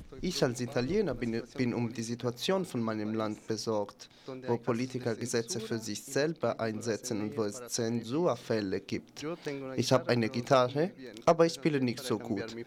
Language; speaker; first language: German; non-native, fluent; Italian